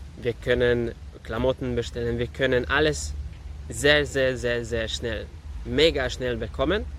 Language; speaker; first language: German; non-native, fluent; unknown